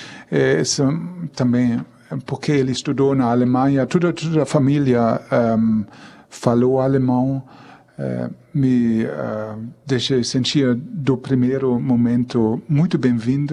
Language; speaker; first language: Portuguese; non-native, fluent; German